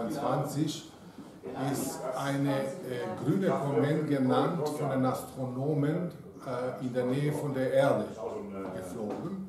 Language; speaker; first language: German; non-native, fluent; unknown